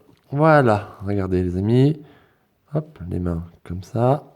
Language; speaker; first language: French; native; French